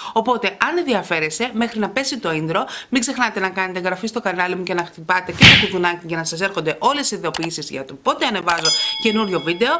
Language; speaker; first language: Greek; early bilingual, heritage; Greek